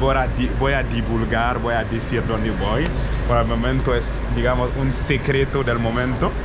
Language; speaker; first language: Spanish; non-native, learner; French